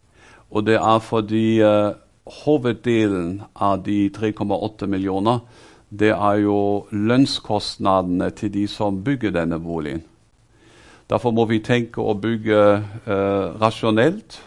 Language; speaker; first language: Norwegian; non-native, fluent; German